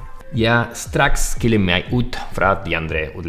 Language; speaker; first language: Danish; non-native, fluent; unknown